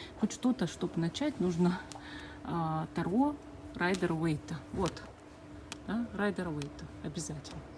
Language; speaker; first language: Russian; native; Russian